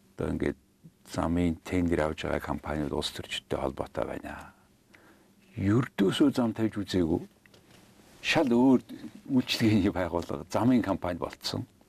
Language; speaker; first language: Mongolian; native; Mongolian